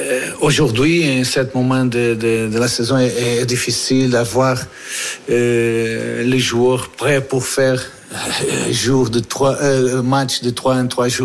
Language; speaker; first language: French; non-native, learner; Portuguese